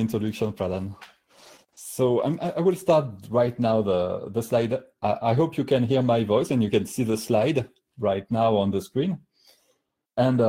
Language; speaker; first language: English; non-native, fluent; French